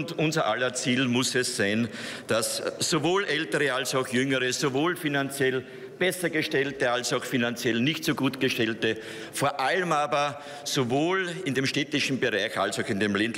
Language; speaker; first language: German; native; German